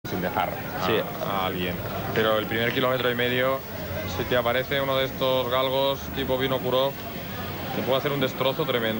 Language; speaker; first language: Spanish; native; Spanish